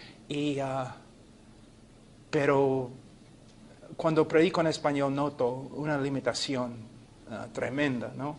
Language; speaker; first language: Spanish; non-native, fluent; English